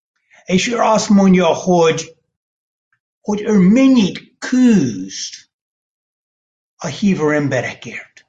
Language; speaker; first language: Hungarian; non-native, fluent; English